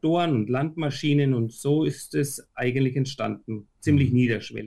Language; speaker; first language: German; native; German